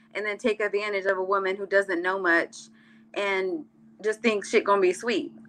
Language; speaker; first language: English; early bilingual, other home language; Arabic